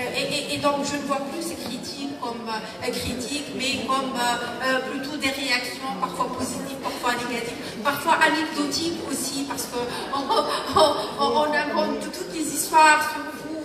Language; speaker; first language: French; non-native, local second language; Arabic